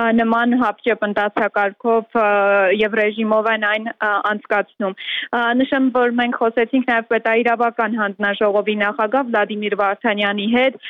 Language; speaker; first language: Armenian; native; Armenian